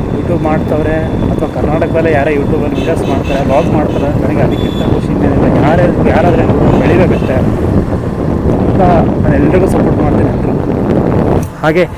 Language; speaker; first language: Kannada; native; Kannada